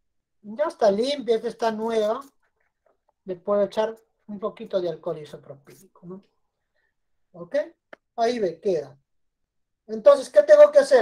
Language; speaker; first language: Spanish; native; Spanish